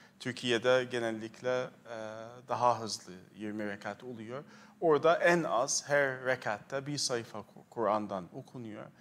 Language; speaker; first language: Turkish; non-native, fluent; Arabic